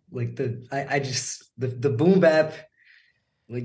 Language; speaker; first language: English; non-native, fluent; Portuguese